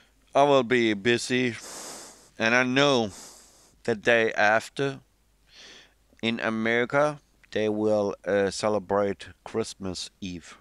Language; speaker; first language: English; non-native, fluent; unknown